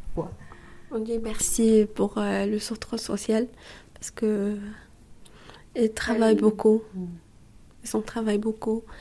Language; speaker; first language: French; non-native, learner; Arabic